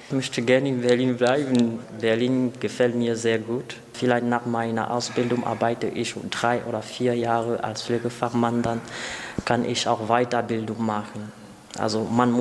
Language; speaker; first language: German; non-native, learner; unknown